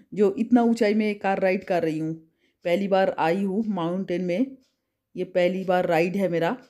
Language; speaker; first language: Hindi; non-native, local second language; Bangla